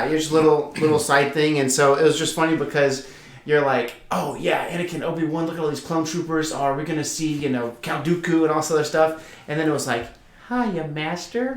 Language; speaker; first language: English; native; English